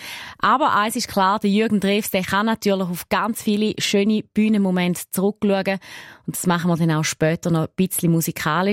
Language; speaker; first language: German; native; German